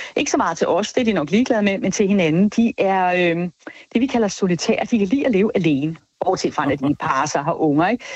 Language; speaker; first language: Danish; native; Danish